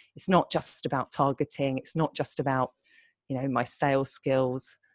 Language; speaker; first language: English; native; English